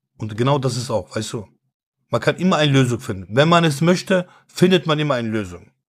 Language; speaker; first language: German; early bilingual, other home language; Kurdish